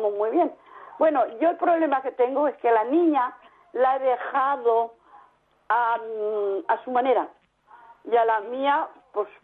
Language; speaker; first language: Spanish; native; Spanish